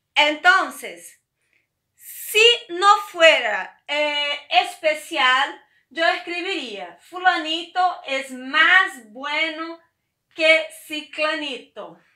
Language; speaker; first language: Spanish; non-native, fluent; Portuguese